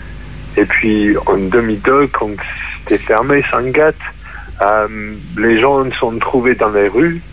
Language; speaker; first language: French; non-native, fluent; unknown